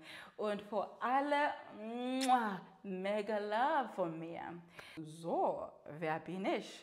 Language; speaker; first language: German; non-native, learner; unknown